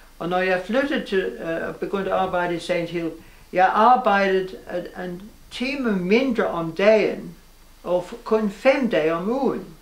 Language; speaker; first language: Danish; non-native, fluent; English